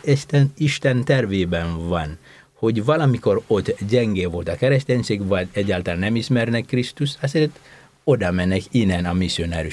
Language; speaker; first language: Hungarian; non-native, fluent; Indonesian